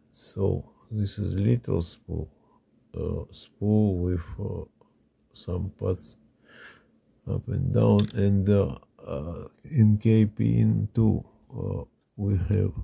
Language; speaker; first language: English; non-native, learner; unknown